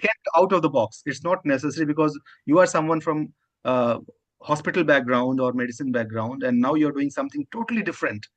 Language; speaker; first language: English; non-native, local second language; Hindi